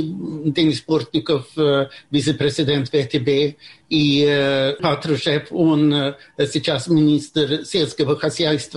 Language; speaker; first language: Russian; non-native, fluent; Swedish